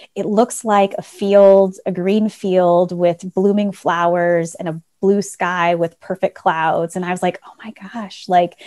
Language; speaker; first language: English; native; English